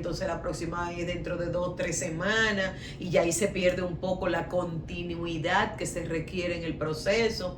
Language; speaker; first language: Spanish; native; Spanish